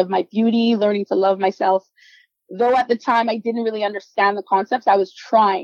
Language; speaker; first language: English; non-native, local second language; Spanish